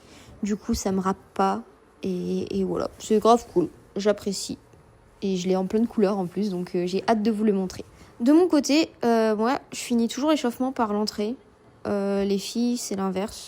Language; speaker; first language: French; native; French